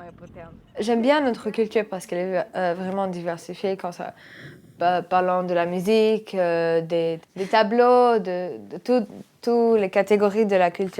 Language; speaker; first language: French; non-native, fluent; Romanian